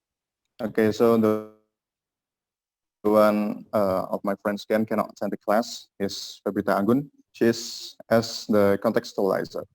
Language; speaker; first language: English; non-native, learner; Indonesian